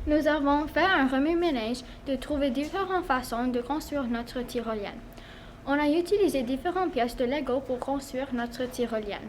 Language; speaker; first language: French; non-native, local second language; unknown